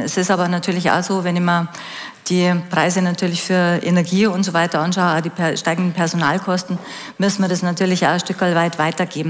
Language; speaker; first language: German; native; German